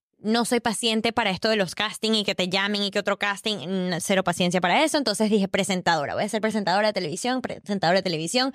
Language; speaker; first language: Spanish; native; Spanish